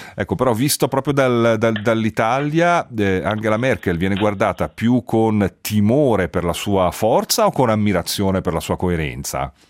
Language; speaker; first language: Italian; native; Italian